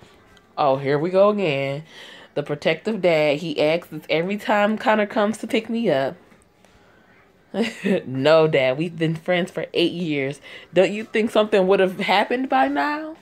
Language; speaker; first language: English; native; English